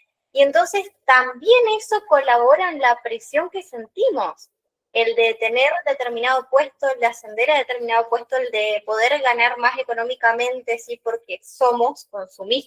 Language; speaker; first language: Spanish; native; Spanish